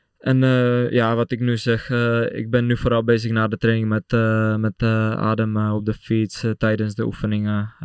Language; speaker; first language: Dutch; non-native, fluent; Czech